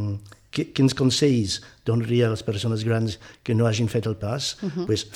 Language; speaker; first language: Catalan; non-native, fluent; English